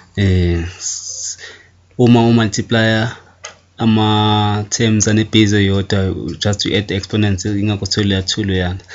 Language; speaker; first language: Zulu; native; Zulu